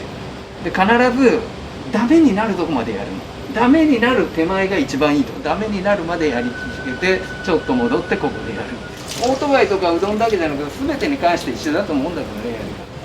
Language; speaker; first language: Japanese; native; Japanese